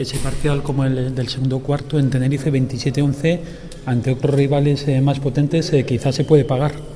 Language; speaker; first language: Spanish; native; Spanish